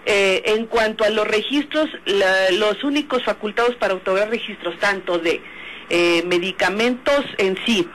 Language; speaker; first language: Spanish; native; Spanish